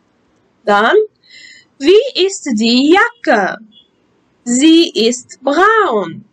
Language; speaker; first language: German; non-native, fluent; Arabic